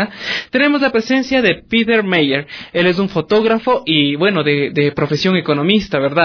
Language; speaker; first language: Spanish; native; Spanish